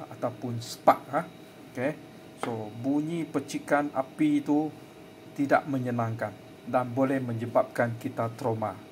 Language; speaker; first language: Malay; non-native, local second language; Chinese